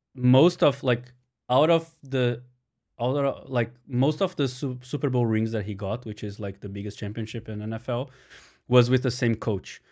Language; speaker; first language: English; non-native, fluent; Portuguese